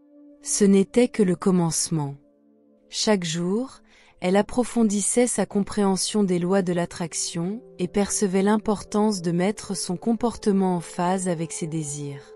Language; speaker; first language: French; native; French